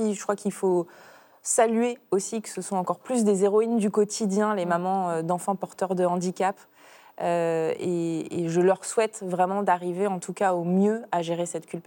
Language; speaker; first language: French; native; French